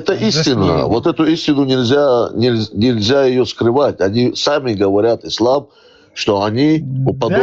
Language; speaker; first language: Russian; native; Russian